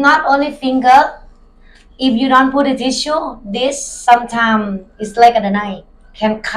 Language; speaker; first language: English; non-native, learner; Thai